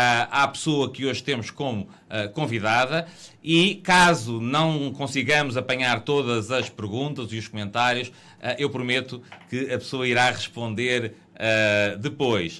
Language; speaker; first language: Portuguese; native; Portuguese